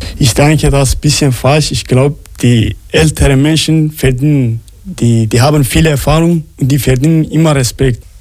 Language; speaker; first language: German; non-native, learner; Arabic